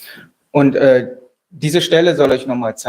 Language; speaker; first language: German; native; German